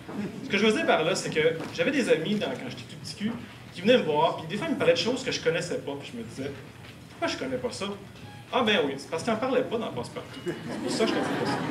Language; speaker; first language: French; native; French